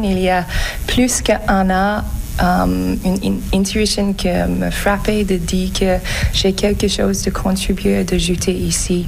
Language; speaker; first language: French; non-native, learner; English